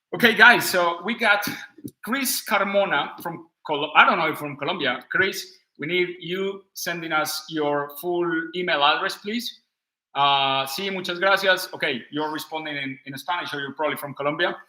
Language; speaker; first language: English; non-native, fluent; Spanish